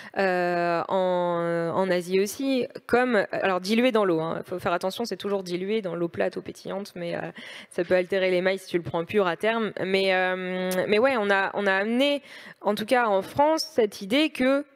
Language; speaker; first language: French; native; French